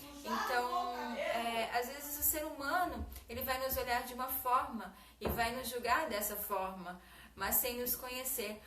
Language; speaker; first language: Portuguese; native; Portuguese